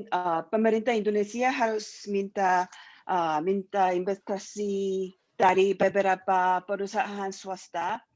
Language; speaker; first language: Indonesian; non-native, learner; Korean